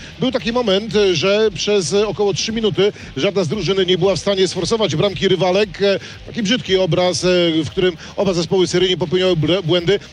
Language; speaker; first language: Polish; native; Polish